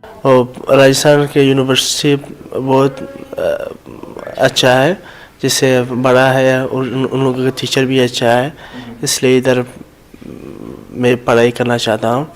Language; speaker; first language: Hindi; non-native, fluent; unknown